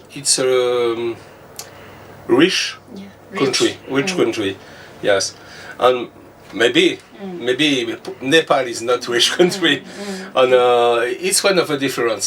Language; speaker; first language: English; non-native, learner; French